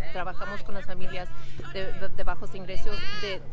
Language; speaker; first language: Spanish; early bilingual, heritage; Spanish